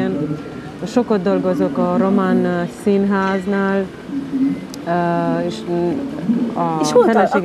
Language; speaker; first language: Hungarian; non-native, local second language; Romanian